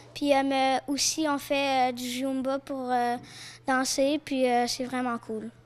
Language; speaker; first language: French; native; French